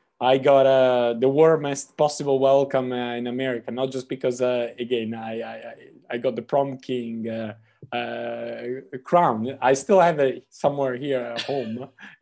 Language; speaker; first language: English; non-native, fluent; Italian